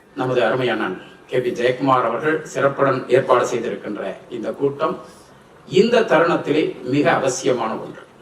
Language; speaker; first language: Tamil; non-native, local second language; Telugu